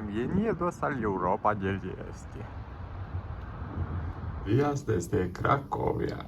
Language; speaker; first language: Spanish; non-native, fluent; German